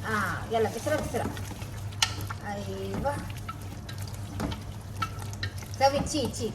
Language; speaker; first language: Arabic; non-native, learner; Urdu